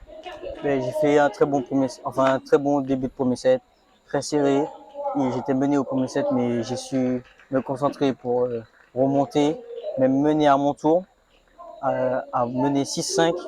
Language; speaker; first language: French; native; French